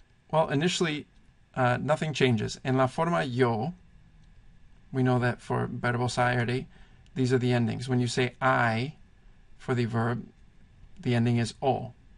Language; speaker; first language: English; native; English